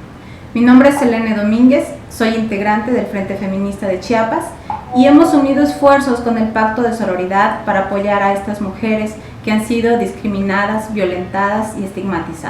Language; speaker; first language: Spanish; native; Spanish